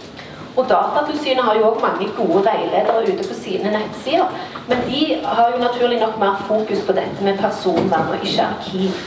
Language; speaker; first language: Norwegian; native; Norwegian